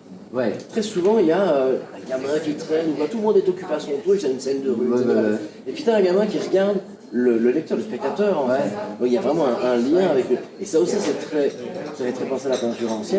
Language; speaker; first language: French; native; French